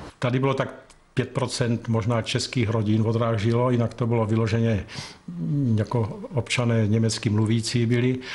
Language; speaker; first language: Czech; native; Czech